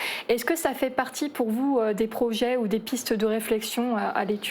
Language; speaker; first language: French; native; French